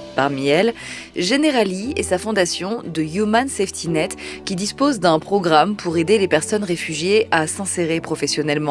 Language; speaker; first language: French; native; French